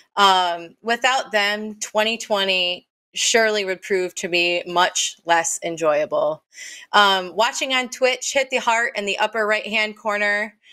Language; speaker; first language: English; native; English